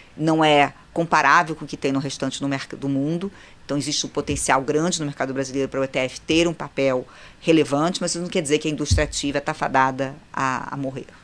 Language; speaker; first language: Portuguese; native; Portuguese